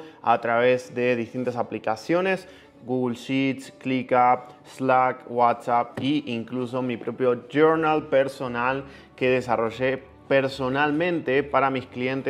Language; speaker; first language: Spanish; native; Spanish